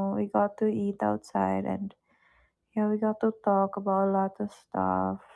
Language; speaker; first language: English; non-native, local second language; Filipino